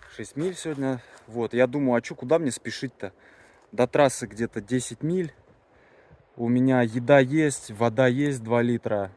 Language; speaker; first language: Russian; native; Russian